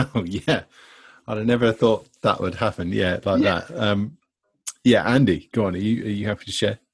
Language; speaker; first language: English; native; English